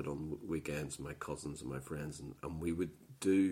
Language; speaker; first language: English; native; English